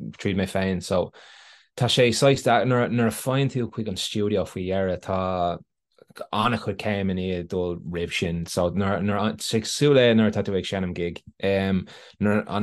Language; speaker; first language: Irish; non-native, local second language; English